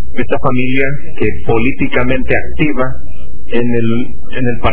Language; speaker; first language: Spanish; native; Spanish